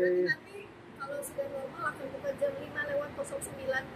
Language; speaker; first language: Indonesian; native; Indonesian